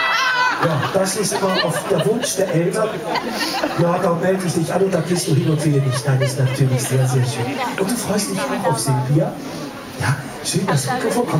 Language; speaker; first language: German; native; German